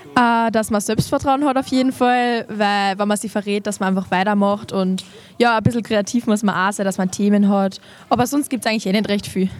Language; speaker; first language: German; native; German